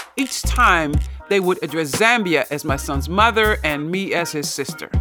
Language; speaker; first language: English; non-native, fluent; Dutch